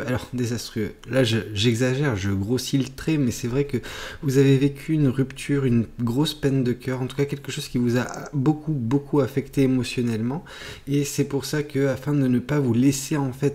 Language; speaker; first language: French; native; French